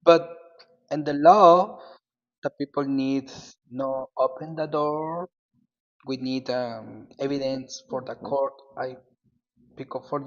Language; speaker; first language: English; non-native, learner; Spanish